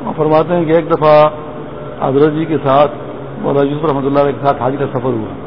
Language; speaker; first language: Urdu; non-native, local second language; Pashto